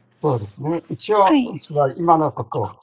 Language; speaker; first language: Japanese; non-native, learner; Chinese